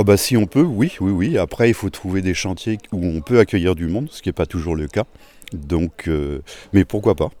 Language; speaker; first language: French; native; French